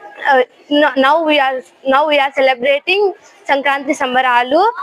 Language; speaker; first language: English; non-native, local second language; Telugu